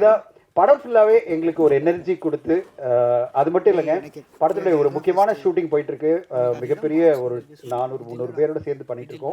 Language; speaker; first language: Tamil; native; Tamil